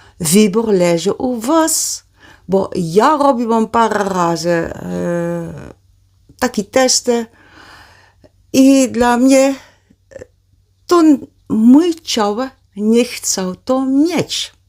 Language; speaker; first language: Polish; non-native, learner; Dutch